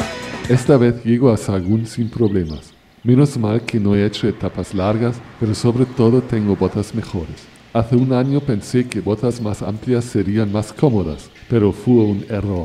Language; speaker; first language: Spanish; non-native, fluent; German